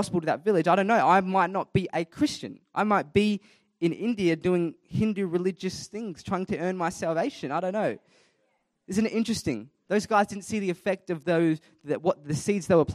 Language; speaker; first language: English; native; English